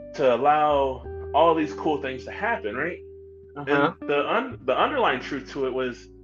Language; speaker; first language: English; native; English